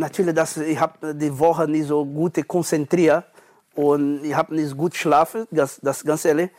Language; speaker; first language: German; non-native, learner; Portuguese